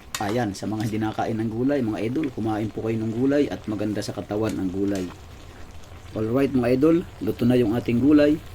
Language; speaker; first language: Filipino; non-native, local second language; Cebuano